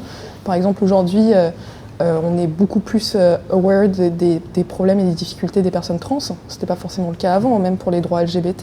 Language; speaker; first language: French; native; French